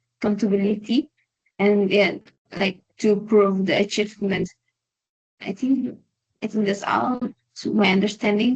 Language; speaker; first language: English; non-native, learner; Indonesian